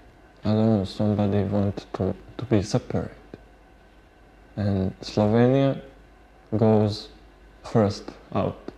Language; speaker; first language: English; non-native, learner; Bosnian